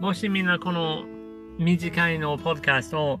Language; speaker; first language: Japanese; non-native, learner; English